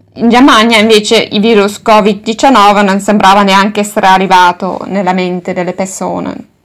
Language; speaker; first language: Italian; non-native, fluent; German